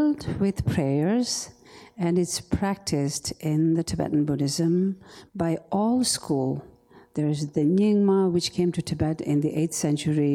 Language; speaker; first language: English; non-native, local second language; Tibetan